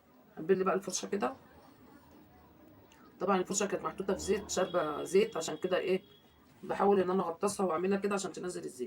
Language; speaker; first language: Arabic; native; Arabic